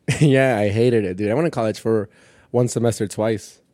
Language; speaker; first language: English; early bilingual, other home language; Spanish